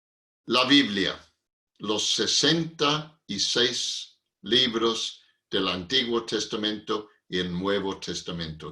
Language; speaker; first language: Spanish; non-native, fluent; English